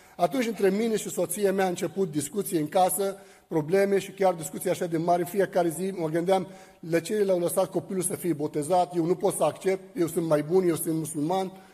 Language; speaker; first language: Romanian; non-native, fluent; Arabic